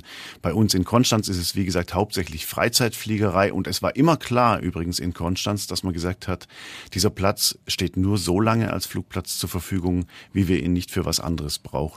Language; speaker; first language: German; native; German